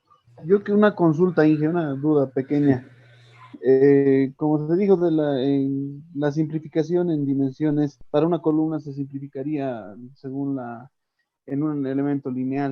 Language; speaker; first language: Spanish; native; Spanish